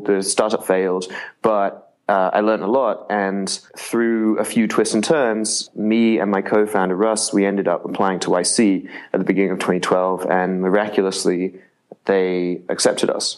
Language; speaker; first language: English; native; English